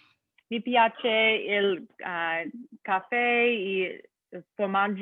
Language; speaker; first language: Italian; non-native, learner; English